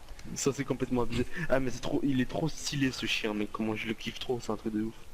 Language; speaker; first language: French; native; French